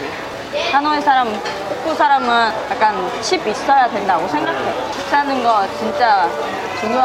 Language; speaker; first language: Korean; non-native, learner; Vietnamese